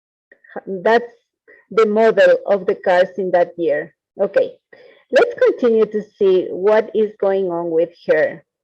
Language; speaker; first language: English; non-native, fluent; Spanish